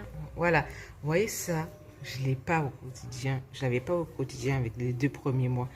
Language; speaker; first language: French; native; French